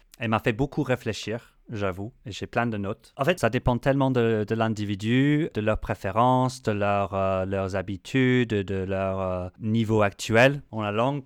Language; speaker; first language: French; non-native, fluent; English